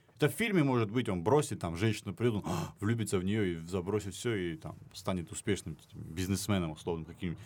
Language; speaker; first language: Russian; non-native, local second language; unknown